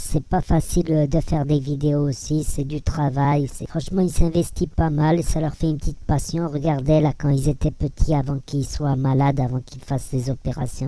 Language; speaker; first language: French; native; French